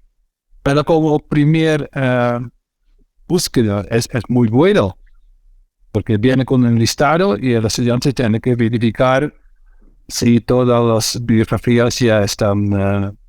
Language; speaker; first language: Spanish; non-native, fluent; Dutch